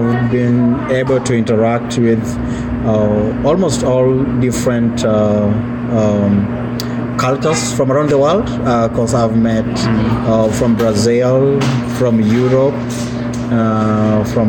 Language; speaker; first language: English; non-native, local second language; Luo (Kenya and Tanzania)